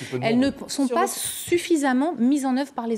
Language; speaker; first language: French; native; French